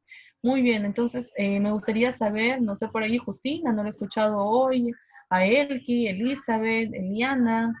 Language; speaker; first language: Spanish; native; Spanish